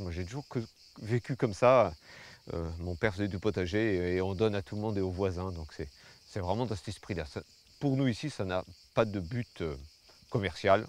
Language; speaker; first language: French; native; French